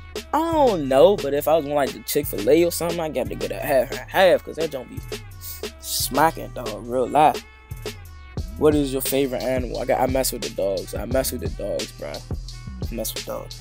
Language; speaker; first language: English; native; English